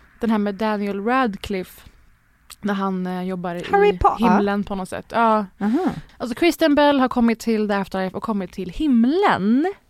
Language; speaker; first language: Swedish; native; Swedish